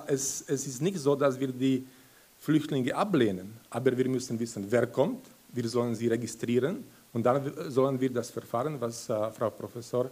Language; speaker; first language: German; non-native, fluent; Slovak